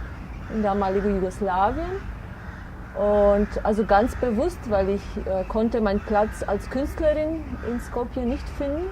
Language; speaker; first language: German; non-native, fluent; Macedonian